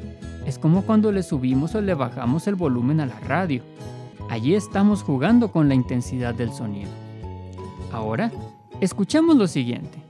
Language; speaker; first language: Spanish; native; Spanish